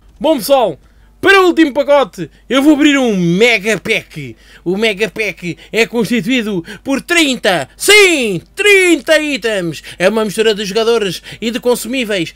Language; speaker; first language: Portuguese; native; Portuguese